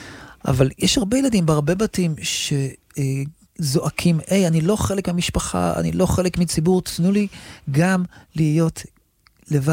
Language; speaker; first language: Hebrew; native; Hebrew